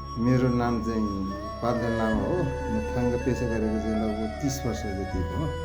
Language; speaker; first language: Nepali; non-native, local second language; Eastern Tamang